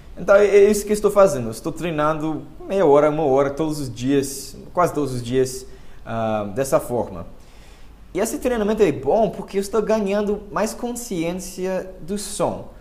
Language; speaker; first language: Portuguese; non-native, fluent; English